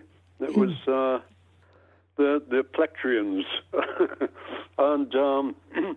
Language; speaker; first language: English; native; English